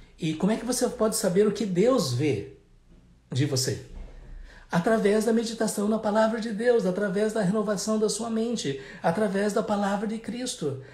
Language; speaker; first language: Portuguese; native; Portuguese